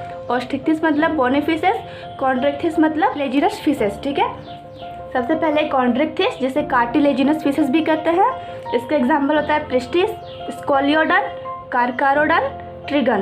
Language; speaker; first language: Hindi; native; Hindi